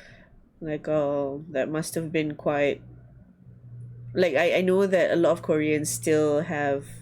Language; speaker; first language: English; non-native, learner; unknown